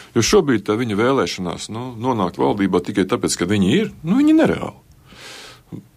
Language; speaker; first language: Latvian; native; Latvian